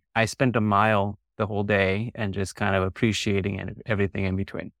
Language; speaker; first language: English; early bilingual, other home language; Spanish